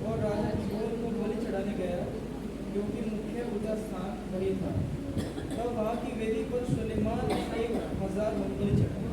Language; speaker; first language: Hindi; native; Hindi